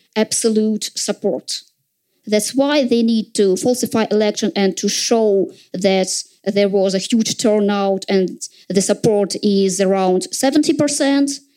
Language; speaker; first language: English; non-native, fluent; Russian